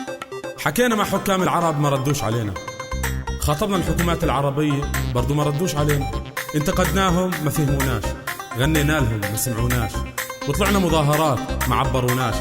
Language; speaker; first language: Arabic; native; Arabic